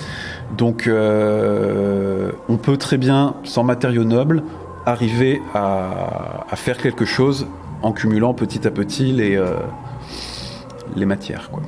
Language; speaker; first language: French; native; French